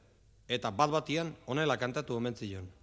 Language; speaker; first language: Basque; native; Basque